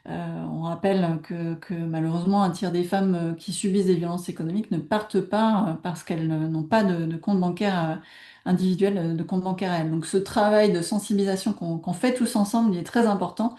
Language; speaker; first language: French; native; French